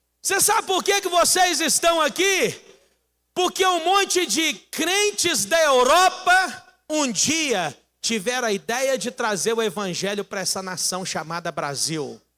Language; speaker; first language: Portuguese; native; Portuguese